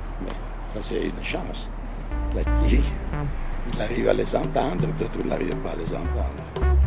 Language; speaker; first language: French; non-native, local second language; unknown